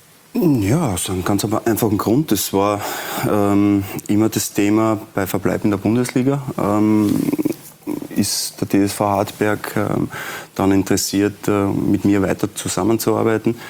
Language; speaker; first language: German; native; German